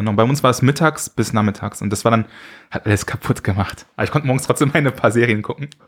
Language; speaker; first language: German; native; German